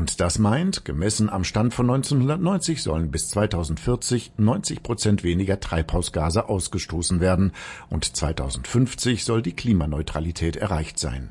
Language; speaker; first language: German; native; German